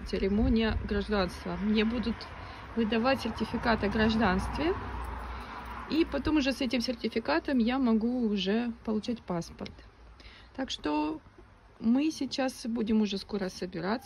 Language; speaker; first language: Russian; native; Russian